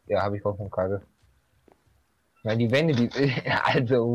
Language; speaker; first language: German; native; German